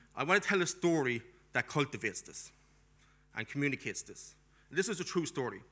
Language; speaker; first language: English; native; English